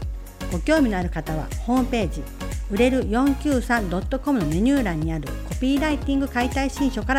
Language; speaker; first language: Japanese; native; Japanese